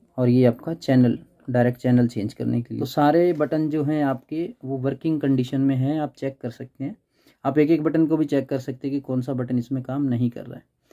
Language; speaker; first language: Hindi; native; Hindi